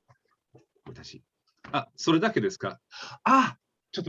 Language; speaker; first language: Japanese; non-native, learner; English